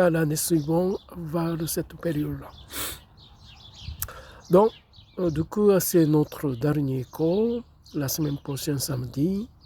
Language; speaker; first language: French; non-native, fluent; Japanese